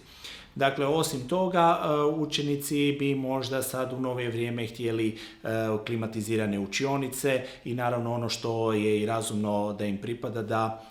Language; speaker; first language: Croatian; native; Croatian